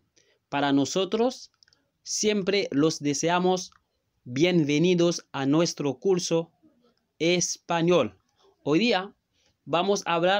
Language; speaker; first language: Spanish; non-native, learner; Haitian Creole